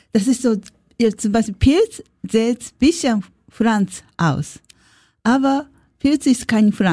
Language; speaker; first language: German; non-native, learner; Japanese